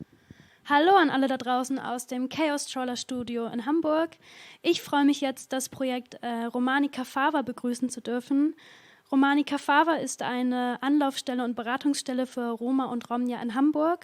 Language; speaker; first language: German; native; German